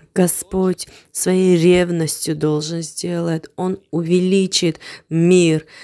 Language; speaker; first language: Russian; non-native, fluent; Armenian